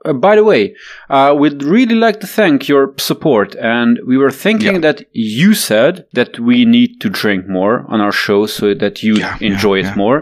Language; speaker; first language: English; non-native, fluent; Romanian